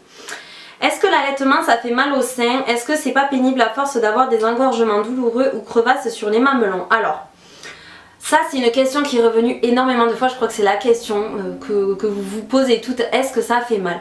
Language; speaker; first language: French; native; French